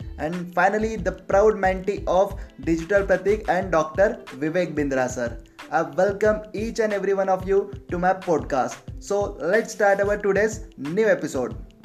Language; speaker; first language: English; non-native, local second language; Marathi